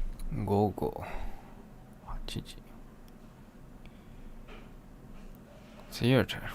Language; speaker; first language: Japanese; non-native, learner; English